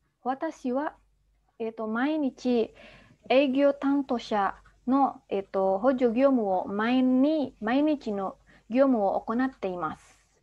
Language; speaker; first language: Japanese; non-native, fluent; Indonesian